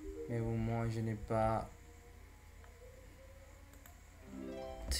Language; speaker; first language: French; non-native, learner; English